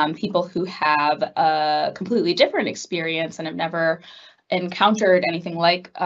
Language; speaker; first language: English; native; English